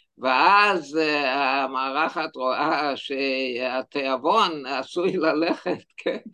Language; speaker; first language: Hebrew; non-native, fluent; German